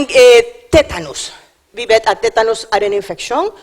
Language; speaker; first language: Norwegian; non-native, learner; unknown